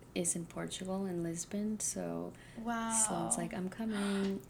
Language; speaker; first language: English; early bilingual, other home language; Spanish